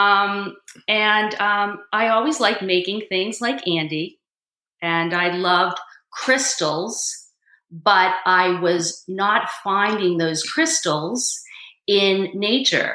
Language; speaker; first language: English; native; English